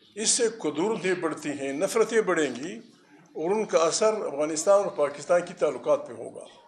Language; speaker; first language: Urdu; non-native, local second language; Pashto